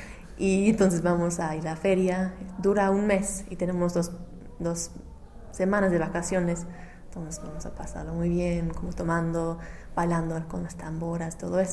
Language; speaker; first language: Spanish; non-native, fluent; English